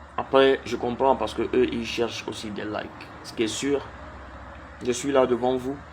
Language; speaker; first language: French; non-native, local second language; Arabic